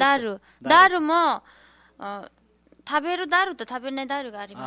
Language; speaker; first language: Japanese; non-native, learner; Nepali